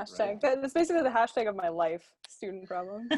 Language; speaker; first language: English; native; English